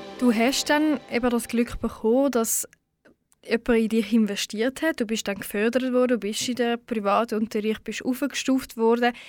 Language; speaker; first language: German; early bilingual, other home language; Swiss German